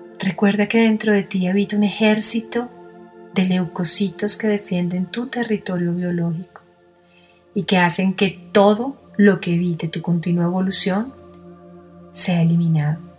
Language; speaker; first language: Spanish; native; Spanish